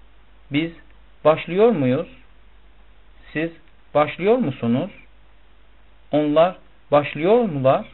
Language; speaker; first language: Turkish; non-native, fluent; Persian